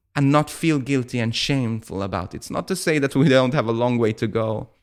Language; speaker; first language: English; non-native, fluent; Maltese